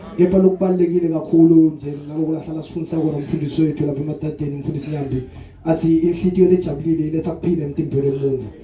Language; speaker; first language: Zulu; non-native, local second language; Swati